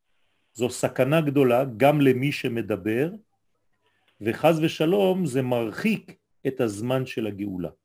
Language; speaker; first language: Hebrew; non-native, fluent; French